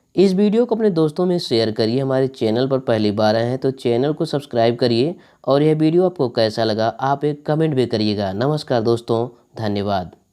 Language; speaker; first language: Hindi; native; Hindi